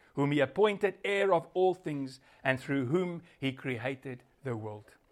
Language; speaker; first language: English; non-native, local second language; Afrikaans